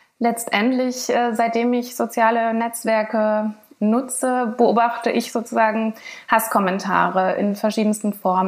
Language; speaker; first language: German; native; German